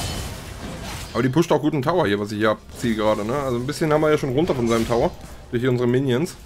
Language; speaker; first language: German; native; German